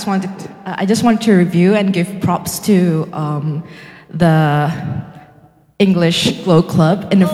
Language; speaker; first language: English; non-native, fluent; Indonesian